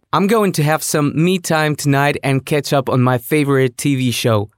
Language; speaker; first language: English; non-native, fluent; Russian